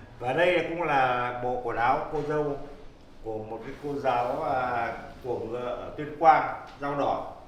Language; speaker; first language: Vietnamese; native; Vietnamese